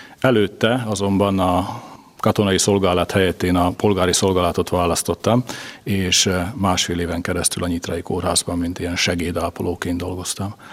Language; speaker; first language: Hungarian; native; Hungarian